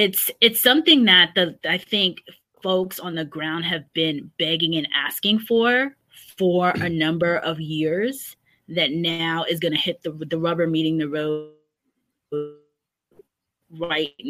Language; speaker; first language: English; native; English